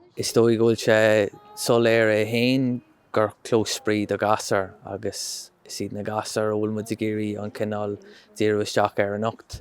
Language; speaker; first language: Irish; non-native, local second language; English